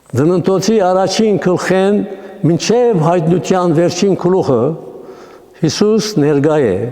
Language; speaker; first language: Armenian; native; Armenian